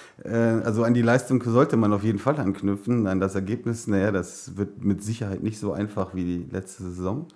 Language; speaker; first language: German; native; German